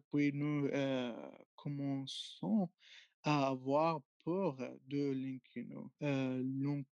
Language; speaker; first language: French; non-native, learner; Arabic